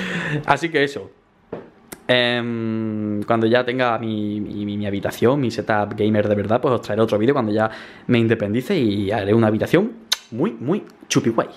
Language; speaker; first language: Spanish; native; Spanish